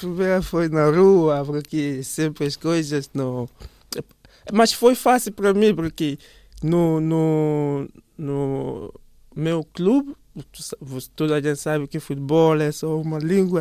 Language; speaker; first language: Portuguese; non-native, learner; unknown